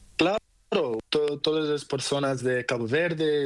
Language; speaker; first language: Spanish; non-native, learner; Portuguese